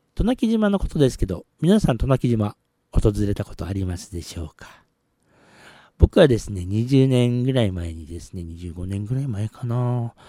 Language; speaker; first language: Japanese; native; Japanese